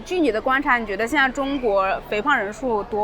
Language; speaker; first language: Chinese; native; Chinese